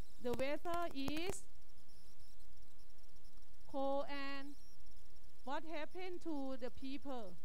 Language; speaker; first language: English; non-native, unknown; Thai